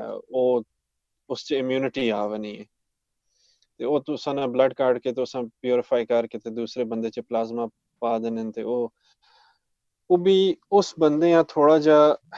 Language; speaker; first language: Punjabi; early bilingual, heritage; Punjabi